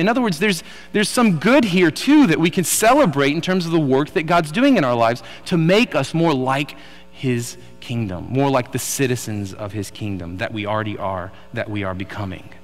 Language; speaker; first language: English; native; English